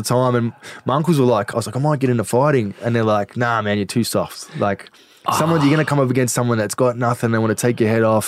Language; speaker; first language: English; native; English